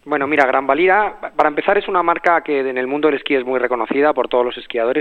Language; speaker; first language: Spanish; native; Spanish